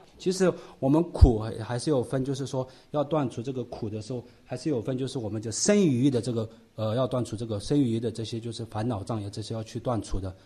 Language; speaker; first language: Chinese; non-native, local second language; Tibetan